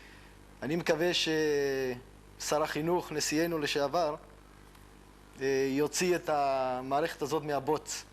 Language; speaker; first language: Hebrew; native; Hebrew